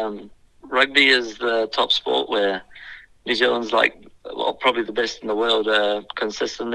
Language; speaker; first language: English; native; English